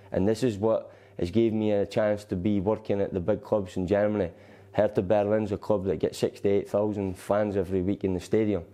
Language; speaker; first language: English; native; English